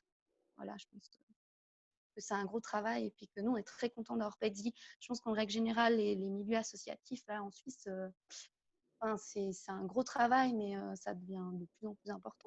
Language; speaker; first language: French; native; French